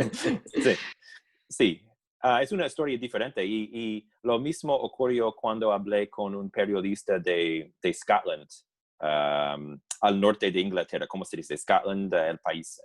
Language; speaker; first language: Spanish; non-native, fluent; English